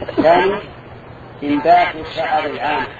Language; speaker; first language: Arabic; native; Arabic